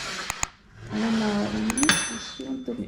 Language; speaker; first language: Indonesian; early bilingual, heritage; Indonesian